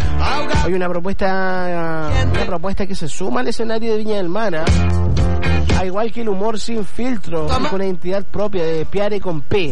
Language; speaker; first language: Spanish; native; Spanish